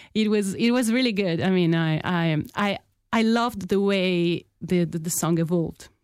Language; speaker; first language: English; non-native, fluent; Italian